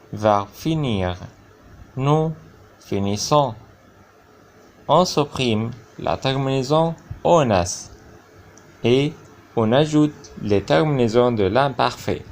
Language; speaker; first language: French; non-native, fluent; Arabic